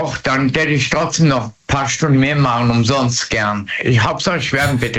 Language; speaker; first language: German; native; German